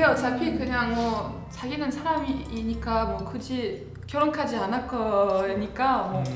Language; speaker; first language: Korean; non-native, fluent; French